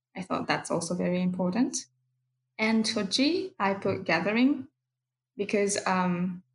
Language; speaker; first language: English; non-native, fluent; Japanese